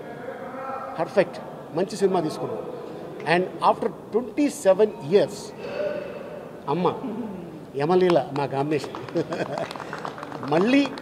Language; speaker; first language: Telugu; native; Telugu